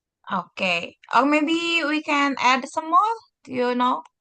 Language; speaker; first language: English; non-native, fluent; Indonesian